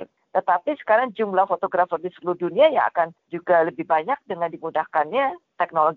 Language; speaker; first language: Indonesian; native; Indonesian